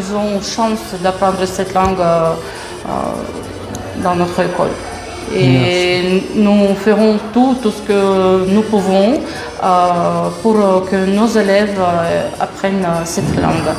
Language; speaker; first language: French; non-native, fluent; Russian